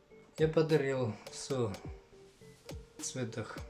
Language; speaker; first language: Russian; non-native, learner; Finnish